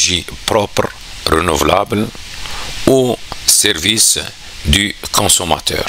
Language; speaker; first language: French; non-native, local second language; Arabic